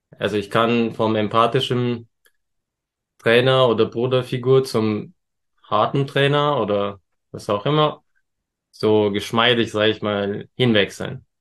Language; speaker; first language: German; early bilingual, other home language; Turkish